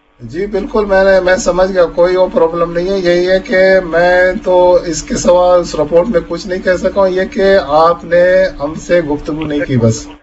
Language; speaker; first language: Urdu; non-native, local second language; Baluchi